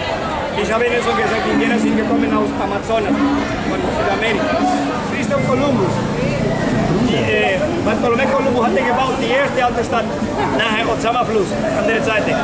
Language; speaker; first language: German; non-native, learner; Spanish